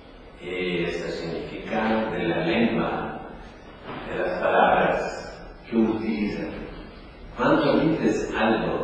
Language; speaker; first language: Spanish; non-native, learner; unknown